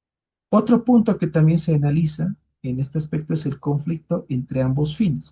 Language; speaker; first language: Spanish; native; Spanish